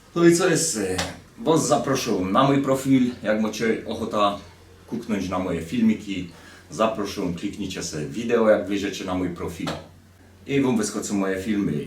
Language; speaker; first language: Polish; native; Polish